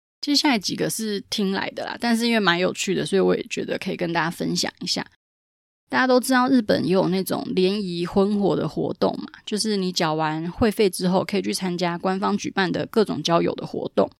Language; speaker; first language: Chinese; native; Chinese